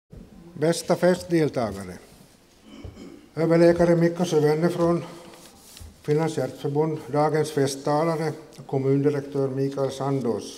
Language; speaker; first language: Swedish; native; Swedish